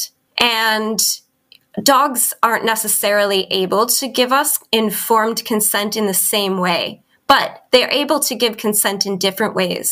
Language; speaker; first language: English; native; English